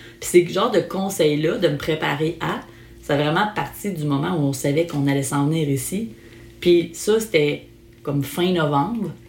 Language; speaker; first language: French; native; French